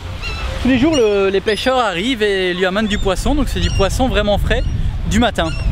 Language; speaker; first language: French; native; French